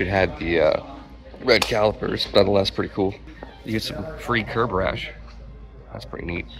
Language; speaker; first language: English; native; English